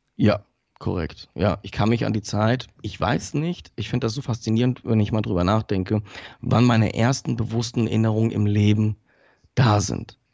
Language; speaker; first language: German; early bilingual, other home language; Polish